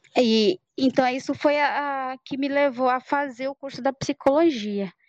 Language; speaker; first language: Portuguese; non-native, local second language; Guarani